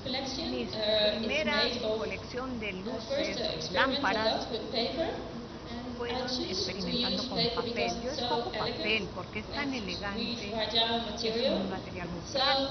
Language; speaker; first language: Spanish; non-native, fluent; Dutch